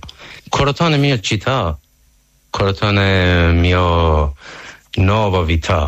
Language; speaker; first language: Italian; non-native, learner; Persian